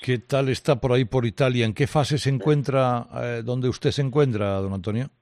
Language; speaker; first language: Spanish; native; Spanish